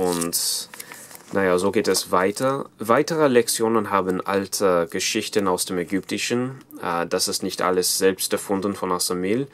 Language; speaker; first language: German; non-native, fluent; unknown